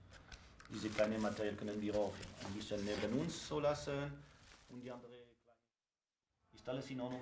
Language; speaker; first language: German; non-native, learner; French